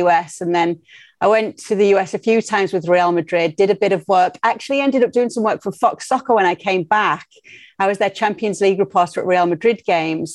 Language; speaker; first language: English; native; English